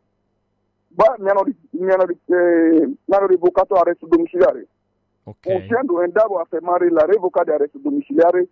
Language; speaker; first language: Italian; non-native, fluent; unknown